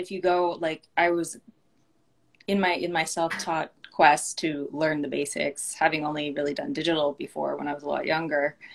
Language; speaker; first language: English; native; English